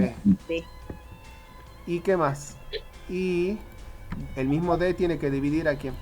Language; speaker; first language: Spanish; native; Spanish